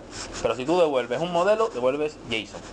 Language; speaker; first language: Spanish; native; Spanish